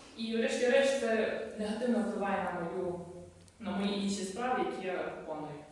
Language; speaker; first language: Ukrainian; non-native, local second language; Russian